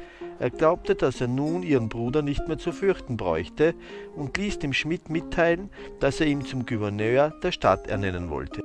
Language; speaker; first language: German; native; German